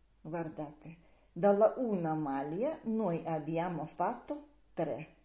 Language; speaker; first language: Italian; non-native, learner; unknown